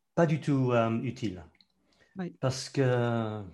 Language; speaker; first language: French; non-native, fluent; English